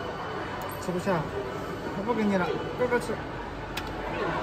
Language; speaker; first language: Chinese; native; Chinese